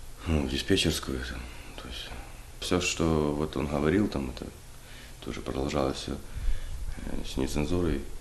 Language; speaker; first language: Russian; native; Russian